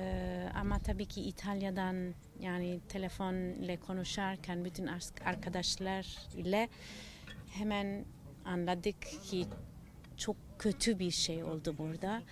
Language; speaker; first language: Turkish; non-native, learner; Italian